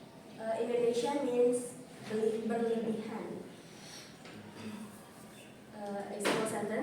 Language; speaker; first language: English; non-native, local second language; Indonesian